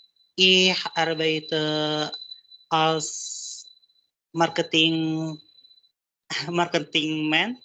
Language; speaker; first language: German; non-native, learner; Indonesian